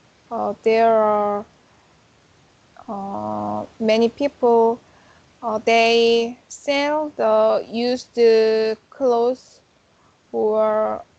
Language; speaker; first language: English; non-native, learner; Korean